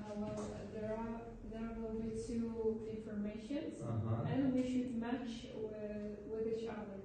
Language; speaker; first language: English; non-native, learner; Uzbek